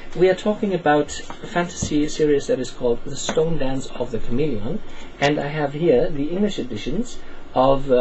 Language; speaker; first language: English; non-native, fluent; German